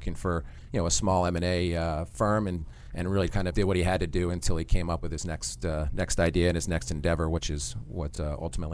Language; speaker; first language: English; native; English